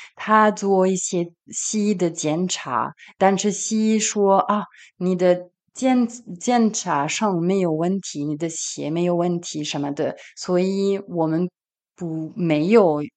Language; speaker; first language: Chinese; non-native, fluent; French